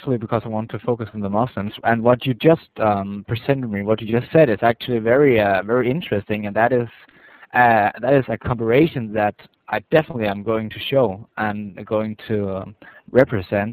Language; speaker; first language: English; non-native, fluent; Danish